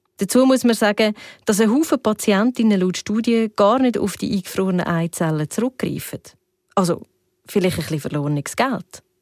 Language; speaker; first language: German; native; German